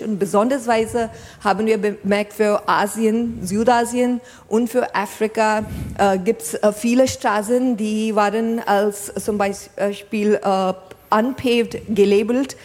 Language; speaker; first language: German; non-native, fluent; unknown